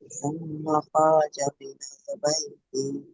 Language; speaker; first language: Arabic; non-native, learner; Bangla